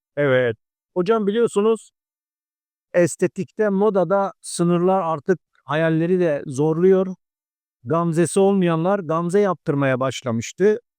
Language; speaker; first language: Turkish; native; Turkish